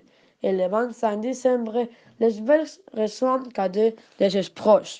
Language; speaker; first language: French; non-native, learner; Spanish